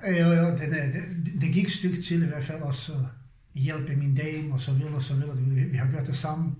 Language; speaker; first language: Danish; non-native, fluent; Serbian